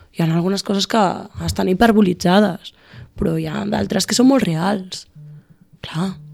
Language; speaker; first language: Catalan; native; Catalan